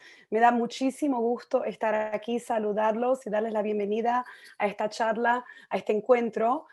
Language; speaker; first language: Spanish; native; Spanish